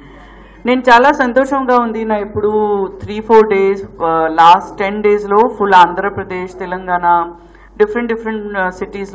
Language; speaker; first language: Telugu; non-native, learner; Gujarati